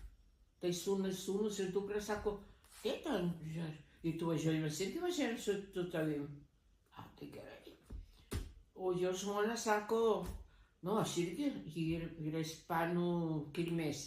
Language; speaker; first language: Lithuanian; early bilingual, heritage; Lithuanian